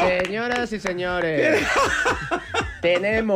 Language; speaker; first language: Spanish; native; Spanish